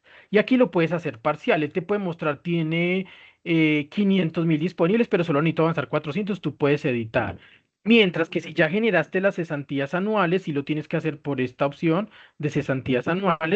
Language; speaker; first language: Spanish; native; Spanish